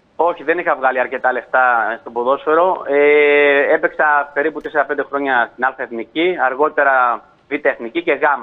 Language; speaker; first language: Greek; early bilingual, heritage; Greek